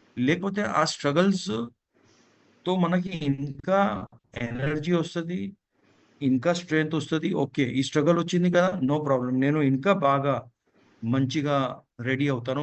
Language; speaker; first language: Telugu; non-native, fluent; Gujarati